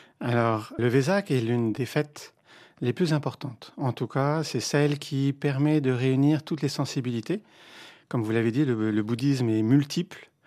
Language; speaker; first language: French; native; French